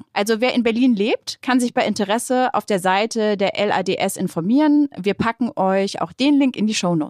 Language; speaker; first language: German; native; German